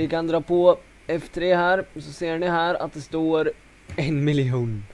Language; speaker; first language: Swedish; native; Swedish